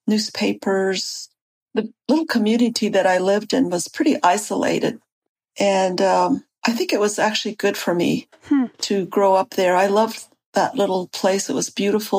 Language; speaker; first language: English; early bilingual, other home language; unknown